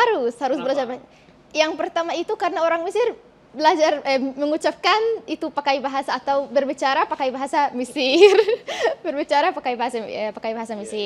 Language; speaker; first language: Indonesian; non-native, fluent; Arabic